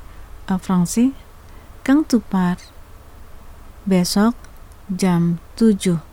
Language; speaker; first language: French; non-native, fluent; Indonesian